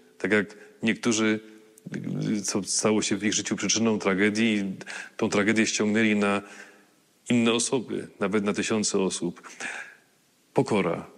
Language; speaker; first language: Polish; native; Polish